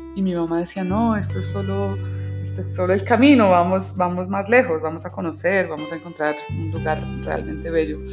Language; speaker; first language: Spanish; early bilingual, other home language; English